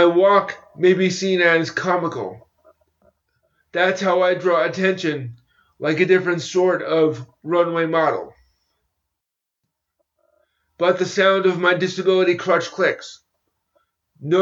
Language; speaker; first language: English; native; English